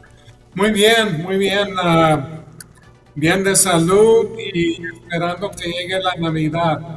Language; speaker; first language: Spanish; early bilingual, heritage; Spanish